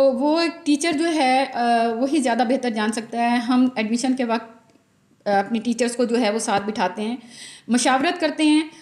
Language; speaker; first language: Urdu; non-native, local second language; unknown